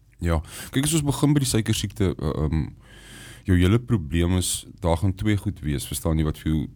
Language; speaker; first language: Afrikaans; native; Afrikaans